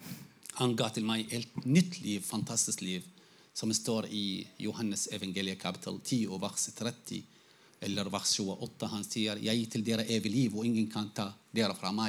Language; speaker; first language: Norwegian; non-native, fluent; Arabic